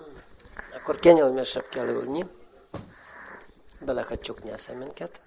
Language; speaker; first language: Hungarian; non-native, fluent; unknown